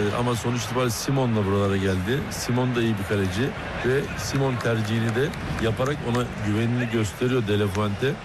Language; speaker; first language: Turkish; native; Turkish